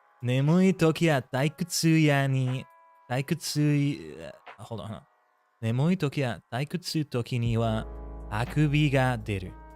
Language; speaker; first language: Japanese; non-native, learner; English